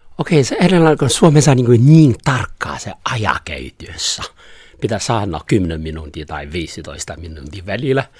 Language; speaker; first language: Finnish; non-native, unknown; Chinese